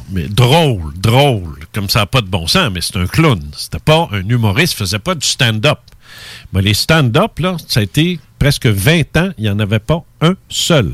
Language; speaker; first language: French; early bilingual, other home language; Spanish